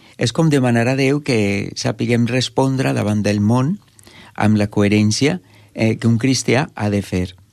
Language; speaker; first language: Catalan; non-native, fluent; Spanish